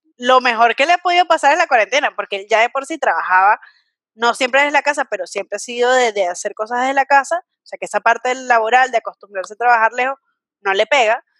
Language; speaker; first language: Spanish; native; Spanish